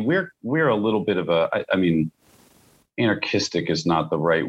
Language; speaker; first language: English; native; English